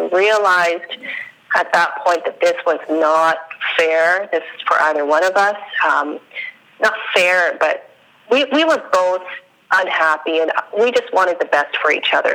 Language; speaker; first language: English; non-native, fluent; Spanish